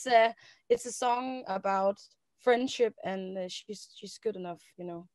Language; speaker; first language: English; non-native, learner; Danish